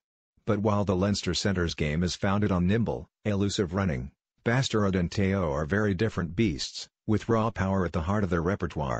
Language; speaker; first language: English; native; English